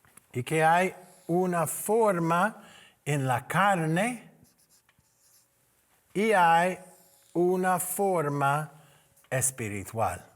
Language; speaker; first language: Spanish; non-native, learner; English